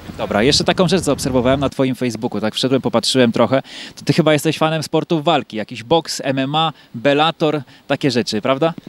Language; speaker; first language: Polish; native; Polish